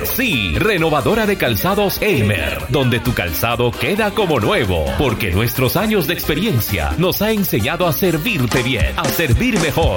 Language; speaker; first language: Spanish; native; Spanish